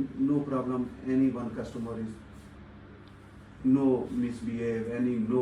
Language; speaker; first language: English; non-native, learner; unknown